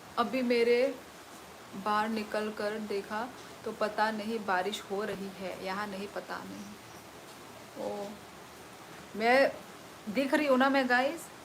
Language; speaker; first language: Hindi; non-native, local second language; Kok Borok